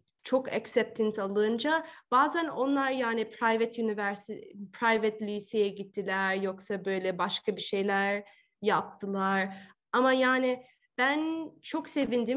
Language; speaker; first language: Turkish; early bilingual, heritage; Turkish